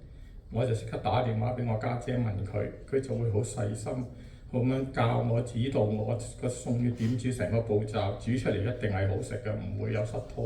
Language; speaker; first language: Cantonese; native; Cantonese